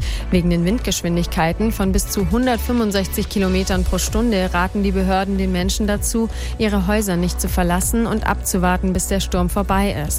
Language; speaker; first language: German; native; German